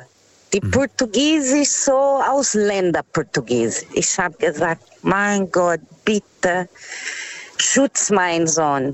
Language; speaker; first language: German; non-native, fluent; Portuguese